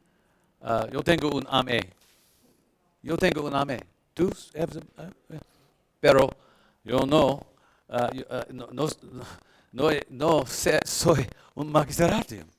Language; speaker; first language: Spanish; non-native, learner; English